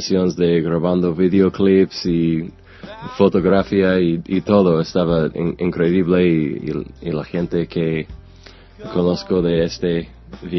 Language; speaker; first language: Spanish; non-native, learner; English